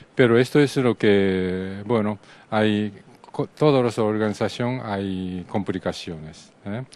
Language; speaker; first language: Spanish; non-native, learner; Japanese